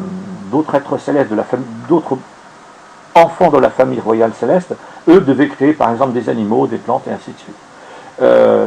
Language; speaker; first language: French; native; French